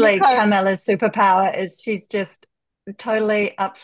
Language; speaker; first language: English; native; English